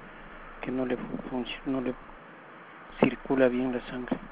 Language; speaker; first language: Spanish; native; Spanish